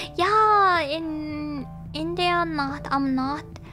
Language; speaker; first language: English; non-native, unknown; Japanese